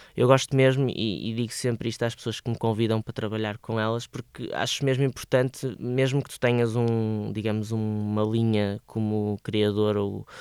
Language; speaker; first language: Portuguese; native; Portuguese